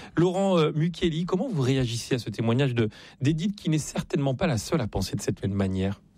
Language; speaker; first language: French; native; French